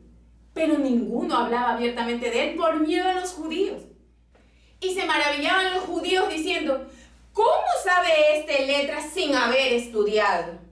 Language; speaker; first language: Spanish; native; Spanish